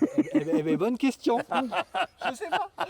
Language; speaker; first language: French; native; French